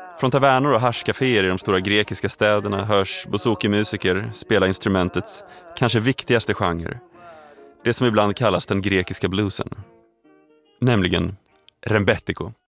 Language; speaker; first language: Swedish; native; Swedish